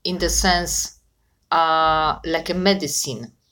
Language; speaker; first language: English; non-native, fluent; Polish